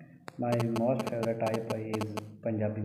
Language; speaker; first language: English; non-native, learner; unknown